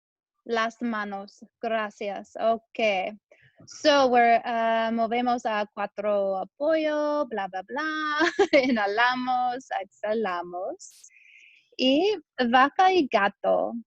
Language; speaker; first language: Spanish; non-native, learner; English